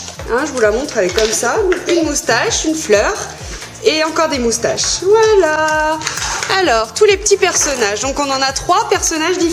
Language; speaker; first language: French; native; French